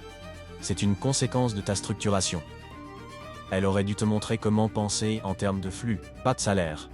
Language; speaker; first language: French; native; French